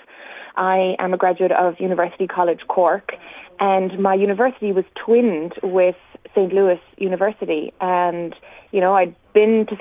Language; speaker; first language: English; native; English